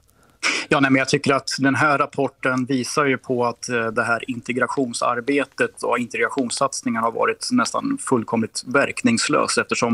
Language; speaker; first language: Swedish; native; Swedish